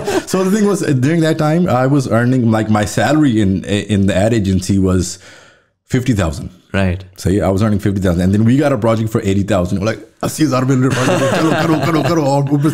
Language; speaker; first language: English; native; English